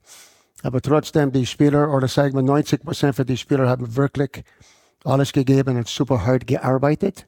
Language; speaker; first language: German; non-native, fluent; English